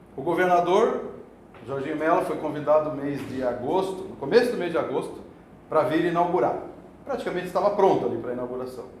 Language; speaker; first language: Portuguese; native; Portuguese